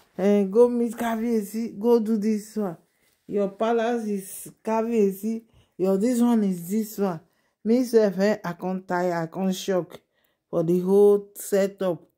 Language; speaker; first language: Nigerian Pidgin; non-native, local second language; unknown